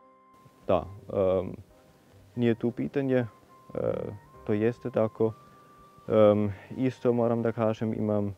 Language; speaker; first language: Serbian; non-native, fluent; German